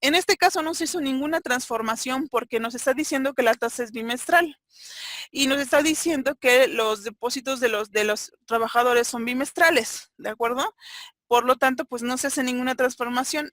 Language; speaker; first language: Spanish; native; Spanish